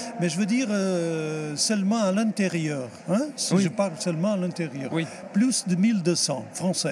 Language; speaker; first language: French; non-native, fluent; Portuguese